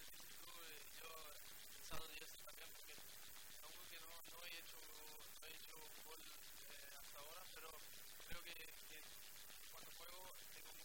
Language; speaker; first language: Spanish; non-native, learner; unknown